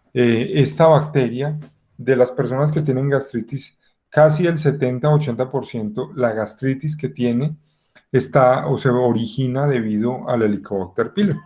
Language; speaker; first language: Spanish; native; Spanish